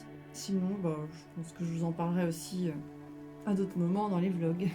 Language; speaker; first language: French; native; French